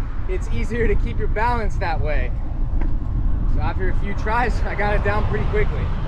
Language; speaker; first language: English; native; English